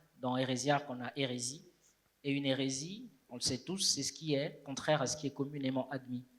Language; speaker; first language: French; native; French